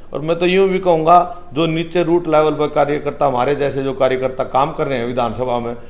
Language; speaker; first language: Hindi; native; Hindi